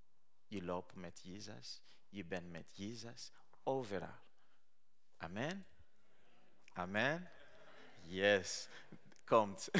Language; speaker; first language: Dutch; non-native, learner; Rundi